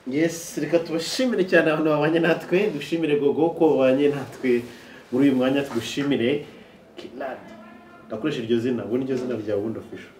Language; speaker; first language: Kinyarwanda; native; Kinyarwanda